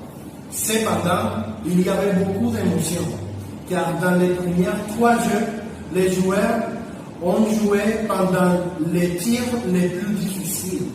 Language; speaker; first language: French; non-native, learner; Spanish